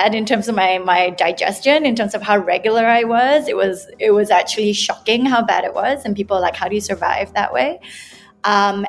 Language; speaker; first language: English; non-native, local second language; Malay